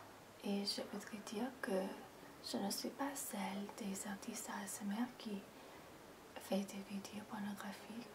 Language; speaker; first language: French; non-native, fluent; English